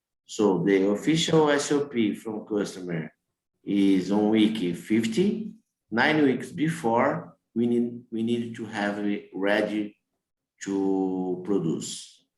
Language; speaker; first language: English; non-native, learner; Portuguese